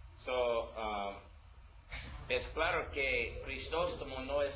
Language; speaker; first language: Spanish; non-native, learner; English